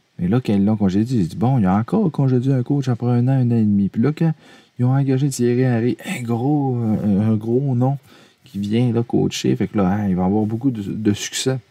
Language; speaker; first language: French; native; French